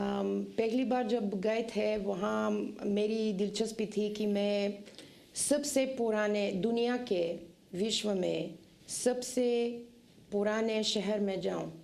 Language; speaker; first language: Hindi; non-native, fluent; Bulgarian